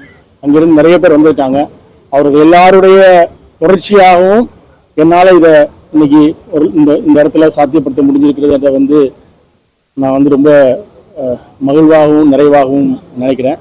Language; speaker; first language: Tamil; native; Tamil